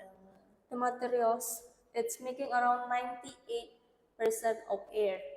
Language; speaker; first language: English; non-native, learner; Indonesian